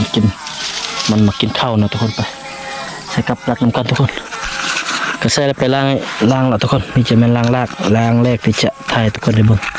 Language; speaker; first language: Thai; non-native, local second language; Lao